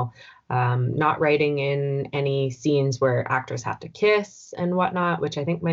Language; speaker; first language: English; native; English